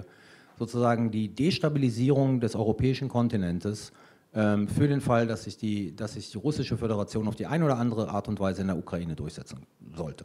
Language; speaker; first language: German; native; German